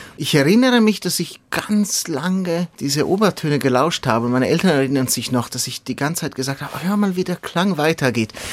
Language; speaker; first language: German; non-native, local second language; Italian